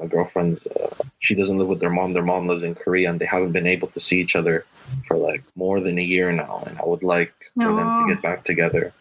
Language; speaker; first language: English; early bilingual, other home language; Filipino